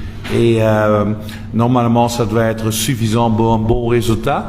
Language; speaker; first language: French; non-native, local second language; Dutch